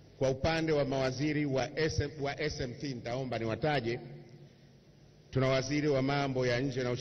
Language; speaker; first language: Swahili; native; Swahili